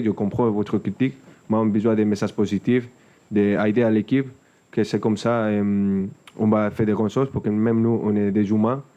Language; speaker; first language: French; non-native, fluent; Spanish